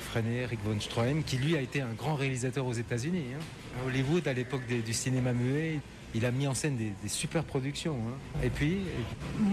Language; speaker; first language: French; native; French